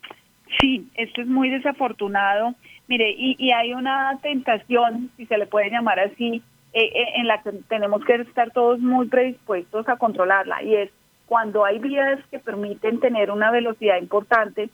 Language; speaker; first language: Spanish; native; Spanish